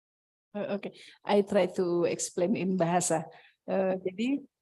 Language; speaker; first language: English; non-native, fluent; Indonesian